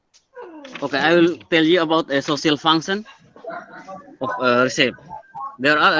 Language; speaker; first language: English; non-native, learner; Indonesian